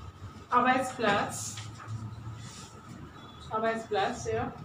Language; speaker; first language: German; non-native, fluent; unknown